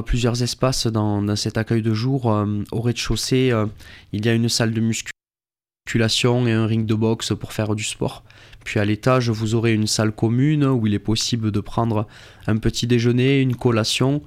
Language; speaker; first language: French; native; French